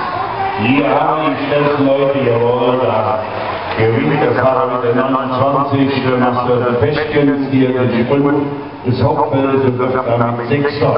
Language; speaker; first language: German; native; German